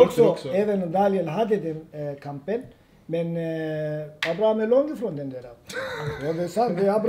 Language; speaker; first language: Swedish; non-native, fluent; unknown